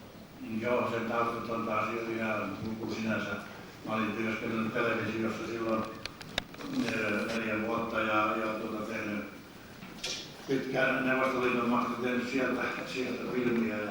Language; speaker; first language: Finnish; native; Finnish